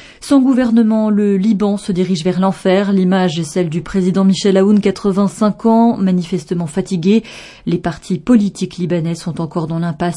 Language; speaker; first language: French; native; French